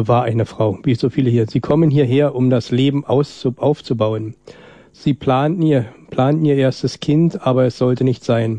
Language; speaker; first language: German; native; German